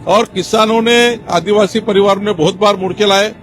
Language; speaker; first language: Hindi; non-native, local second language; Marathi